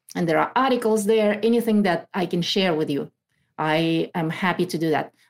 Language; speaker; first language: English; non-native, fluent; Kazakh